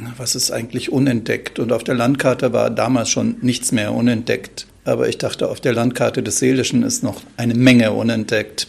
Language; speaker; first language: German; native; German